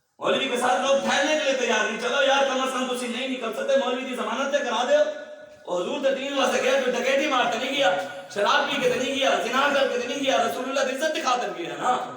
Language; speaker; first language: Urdu; non-native, local second language; Punjabi